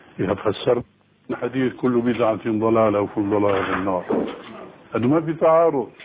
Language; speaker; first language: Arabic; early bilingual, other home language; Albanian